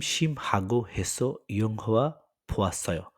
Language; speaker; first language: Korean; non-native, fluent; Bangla